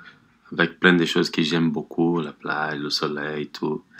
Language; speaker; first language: French; non-native, learner; Portuguese